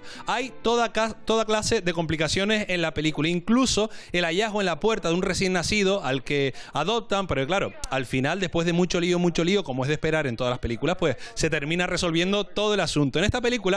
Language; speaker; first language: Spanish; native; Spanish